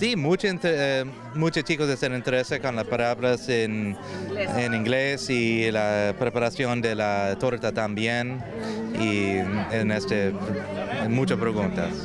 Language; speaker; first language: Spanish; non-native, learner; English